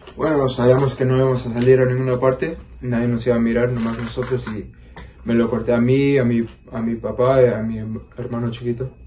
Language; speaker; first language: Spanish; early bilingual, heritage; Spanish